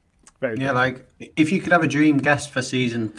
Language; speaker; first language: English; native; English